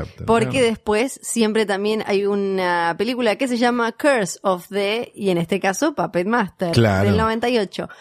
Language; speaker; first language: Spanish; native; Spanish